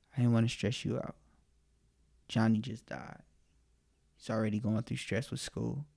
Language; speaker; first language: English; native; English